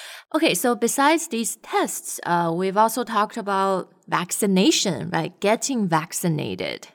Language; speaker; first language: English; non-native, fluent; Chinese